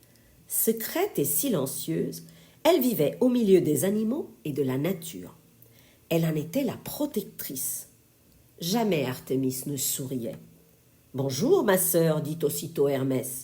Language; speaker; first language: French; native; French